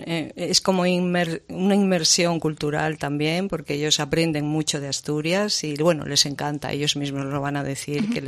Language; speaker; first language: Spanish; native; Spanish